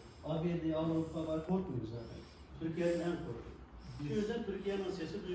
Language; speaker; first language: Turkish; non-native, learner; Uyghur